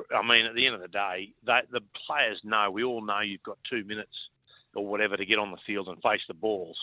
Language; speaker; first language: English; native; English